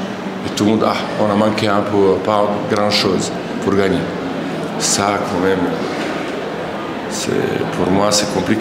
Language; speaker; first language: French; non-native, learner; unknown